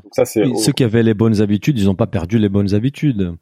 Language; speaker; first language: French; non-native, fluent; Portuguese